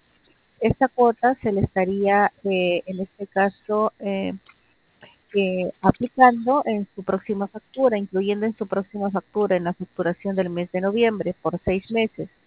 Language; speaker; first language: Spanish; native; Spanish